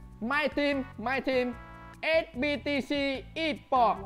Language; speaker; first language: English; non-native, learner; Vietnamese